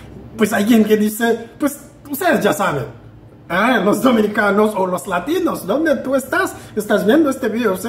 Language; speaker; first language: Spanish; non-native, fluent; Haitian Creole